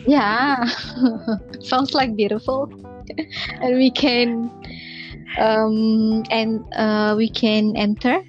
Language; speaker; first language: English; non-native, learner; Indonesian